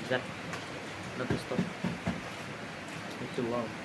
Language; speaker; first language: English; non-native, learner; Indonesian